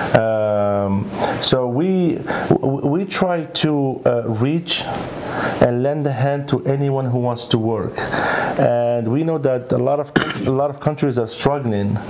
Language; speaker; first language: English; early bilingual, other home language; Arabic